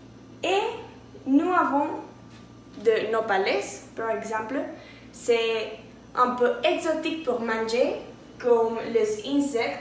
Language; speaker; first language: French; non-native, learner; Spanish